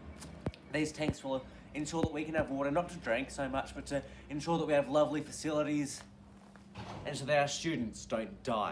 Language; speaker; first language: English; native; English